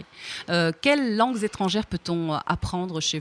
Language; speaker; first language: French; native; French